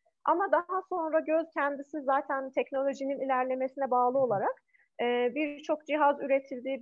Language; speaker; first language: Turkish; non-native, fluent; Persian